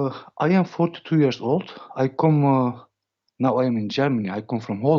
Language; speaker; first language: English; non-native, learner; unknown